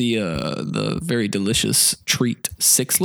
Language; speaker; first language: English; native; English